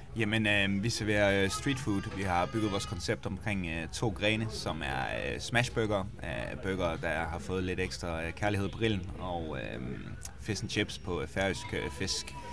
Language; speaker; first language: Danish; native; Danish